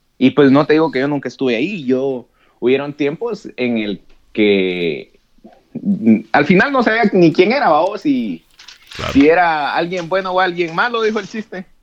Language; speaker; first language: Spanish; native; Spanish